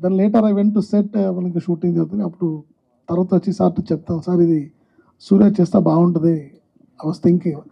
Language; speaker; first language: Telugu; non-native, local second language; Tamil